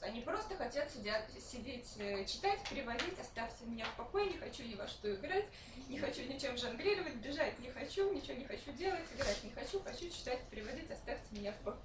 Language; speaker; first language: Russian; native; Russian